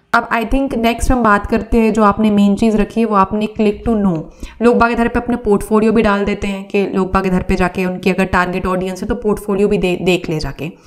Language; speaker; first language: Hindi; native; Hindi